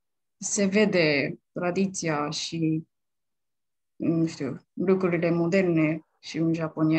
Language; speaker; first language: Romanian; non-native, fluent; Japanese